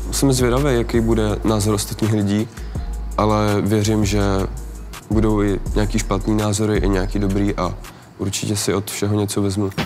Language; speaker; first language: Czech; early bilingual, other home language; Slovak